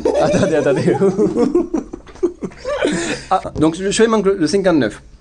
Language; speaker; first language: French; native; French